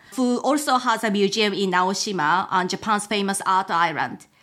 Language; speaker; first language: English; non-native, fluent; Japanese